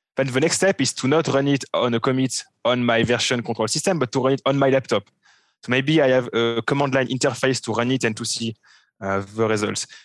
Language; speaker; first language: English; non-native, fluent; French